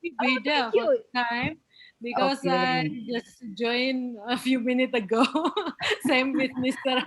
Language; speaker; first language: English; non-native, learner; Indonesian